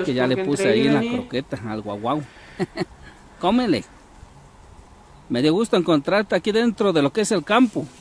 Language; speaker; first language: Spanish; native; Spanish